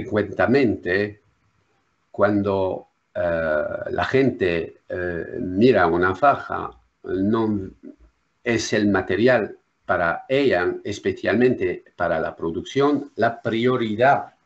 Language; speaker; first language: Spanish; non-native, learner; French